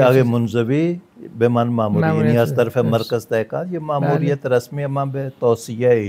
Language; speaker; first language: Persian; non-native, fluent; Punjabi